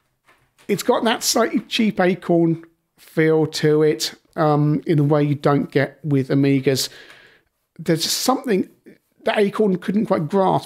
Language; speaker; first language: English; native; English